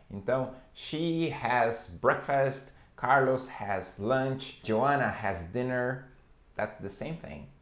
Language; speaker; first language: English; non-native, fluent; Portuguese